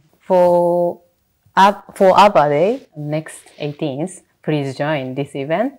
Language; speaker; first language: English; non-native, learner; Japanese